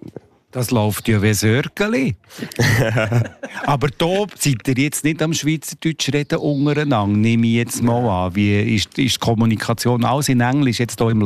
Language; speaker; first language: German; native; German